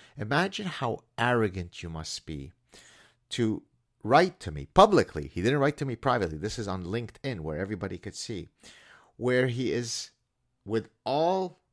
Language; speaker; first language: English; non-native, fluent; Arabic